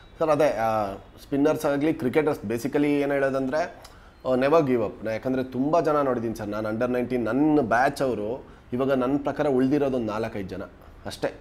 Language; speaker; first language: Kannada; non-native, local second language; Kodava